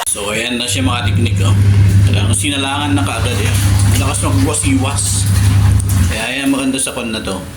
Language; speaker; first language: Filipino; non-native, local second language; Cebuano